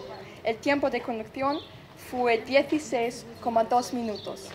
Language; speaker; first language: Spanish; non-native, learner; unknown